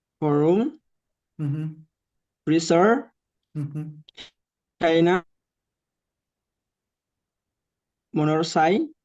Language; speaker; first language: English; non-native, learner; Indonesian